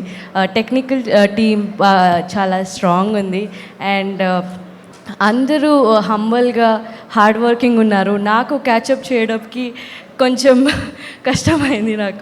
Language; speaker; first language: Telugu; non-native, learner; Kannada